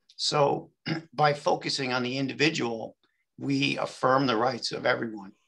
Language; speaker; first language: English; native; English